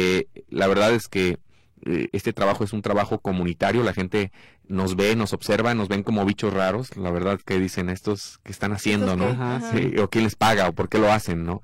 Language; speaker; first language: Spanish; native; Spanish